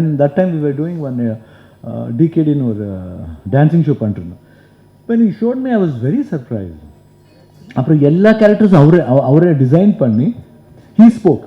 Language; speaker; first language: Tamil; non-native, local second language; Kannada